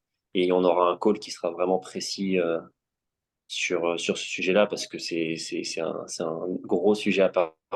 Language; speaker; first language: French; native; French